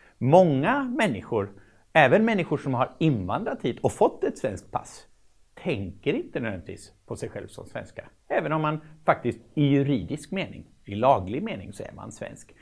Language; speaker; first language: Swedish; native; Swedish